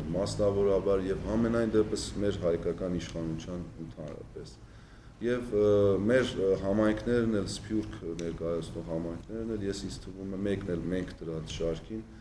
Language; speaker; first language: Armenian; early bilingual, heritage; Armenian